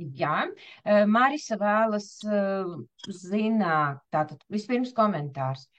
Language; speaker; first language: Latvian; native; Latvian